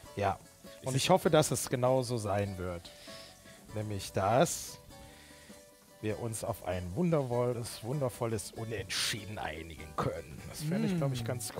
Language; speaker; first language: German; native; German